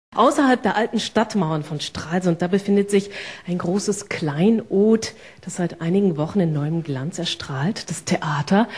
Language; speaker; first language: German; native; German